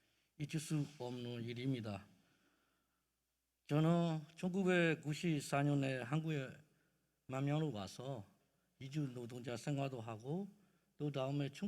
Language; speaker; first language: Korean; non-native, learner; Burmese